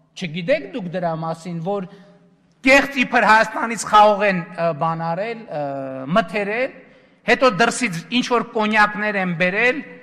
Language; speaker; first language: Armenian; native; Armenian